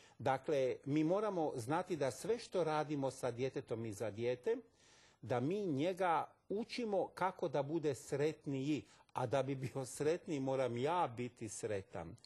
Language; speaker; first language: Croatian; native; Croatian